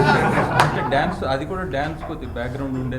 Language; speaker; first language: Telugu; native; Telugu